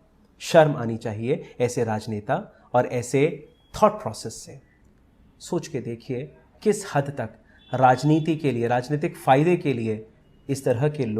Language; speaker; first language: Hindi; native; Hindi